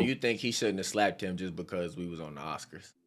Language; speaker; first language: English; native; English